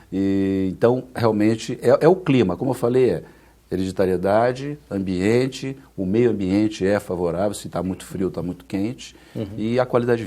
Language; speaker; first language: Portuguese; native; Portuguese